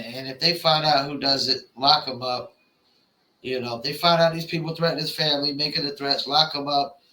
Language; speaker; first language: English; native; English